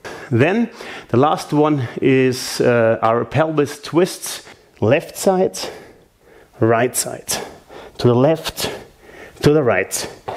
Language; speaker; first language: English; non-native, fluent; German